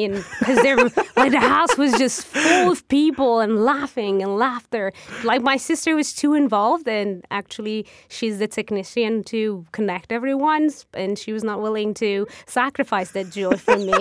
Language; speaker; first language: English; non-native, fluent; Persian